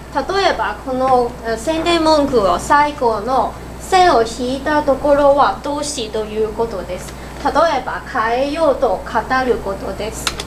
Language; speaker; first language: Japanese; non-native, learner; Cantonese